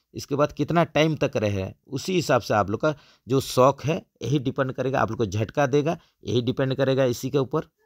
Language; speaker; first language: Hindi; native; Hindi